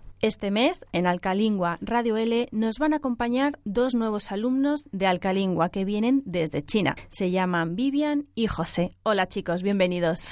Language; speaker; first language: Spanish; native; Spanish